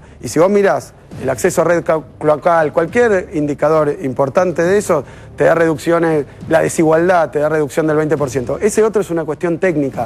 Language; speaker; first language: Spanish; native; Spanish